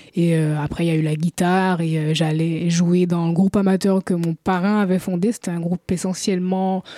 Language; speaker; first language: French; native; French